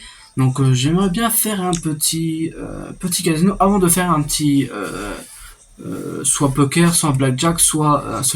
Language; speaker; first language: French; native; French